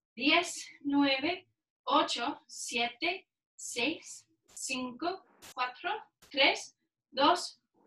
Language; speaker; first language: Spanish; non-native, learner; English